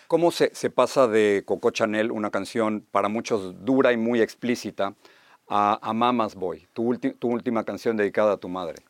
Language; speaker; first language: Spanish; native; Spanish